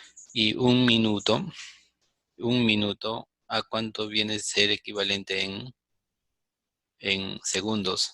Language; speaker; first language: Spanish; native; Spanish